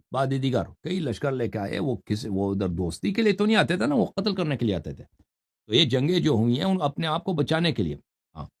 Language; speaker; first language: Urdu; non-native, fluent; Persian